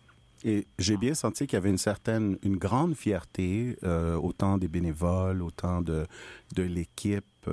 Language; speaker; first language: French; non-native, fluent; Spanish